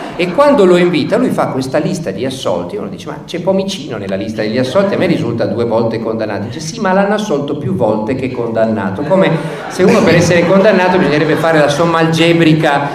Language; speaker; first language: Italian; native; Italian